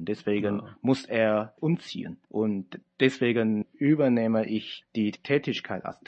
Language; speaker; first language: German; non-native, fluent; Chinese